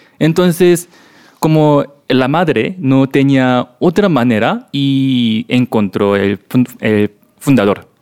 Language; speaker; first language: Spanish; non-native, learner; Korean